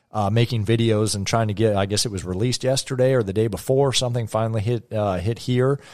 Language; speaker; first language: English; native; English